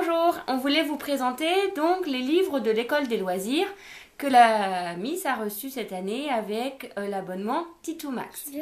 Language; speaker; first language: French; native; French